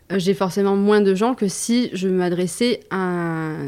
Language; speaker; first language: French; native; French